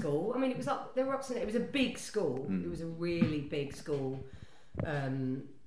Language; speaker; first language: English; native; English